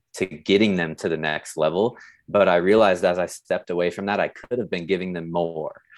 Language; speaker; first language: English; native; English